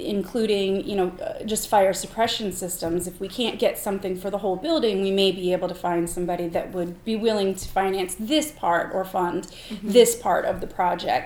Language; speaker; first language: English; native; English